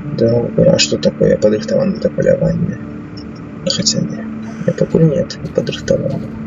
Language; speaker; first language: Belarusian; non-native, local second language; Russian